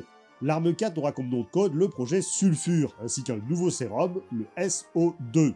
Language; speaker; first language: French; native; French